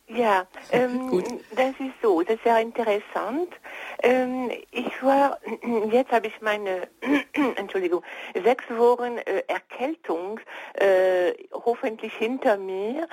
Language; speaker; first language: German; non-native, fluent; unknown